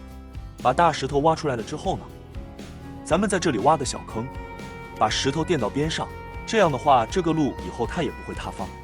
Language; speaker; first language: Chinese; native; Chinese